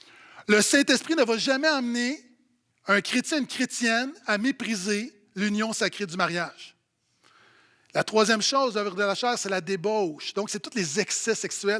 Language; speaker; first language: French; native; French